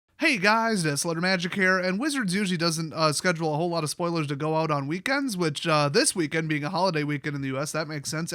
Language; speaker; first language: English; native; English